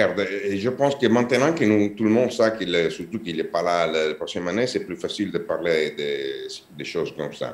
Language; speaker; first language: French; non-native, learner; Italian